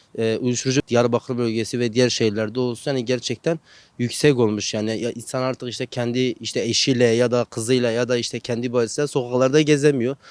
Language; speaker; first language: Turkish; non-native, local second language; Kurdish